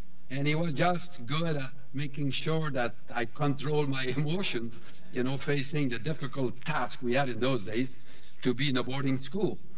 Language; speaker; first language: English; non-native, fluent; French